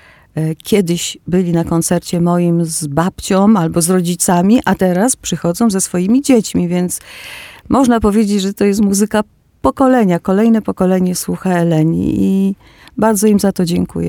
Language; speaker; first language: Polish; early bilingual, other home language; Greek